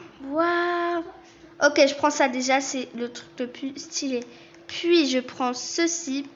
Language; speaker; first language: French; native; French